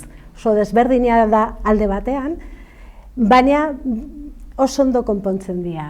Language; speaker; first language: Basque; non-native, local second language; Spanish